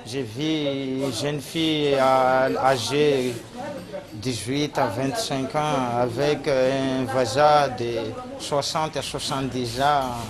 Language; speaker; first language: French; non-native, local second language; Malagasy